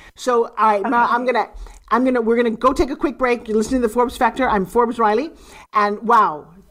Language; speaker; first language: English; native; English